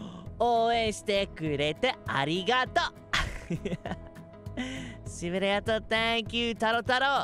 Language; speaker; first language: Japanese; non-native, learner; English